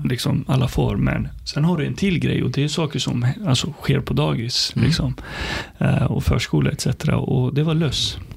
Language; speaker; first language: Swedish; early bilingual, other home language; Arabic